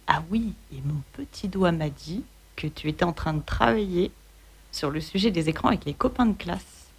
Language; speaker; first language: French; native; French